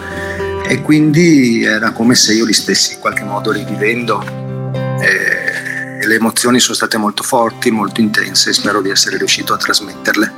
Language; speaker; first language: Italian; native; Italian